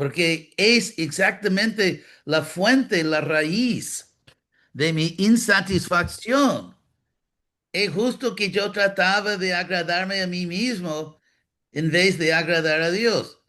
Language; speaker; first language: Spanish; non-native, fluent; English